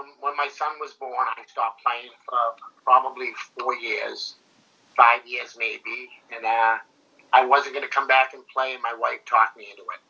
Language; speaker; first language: English; native; English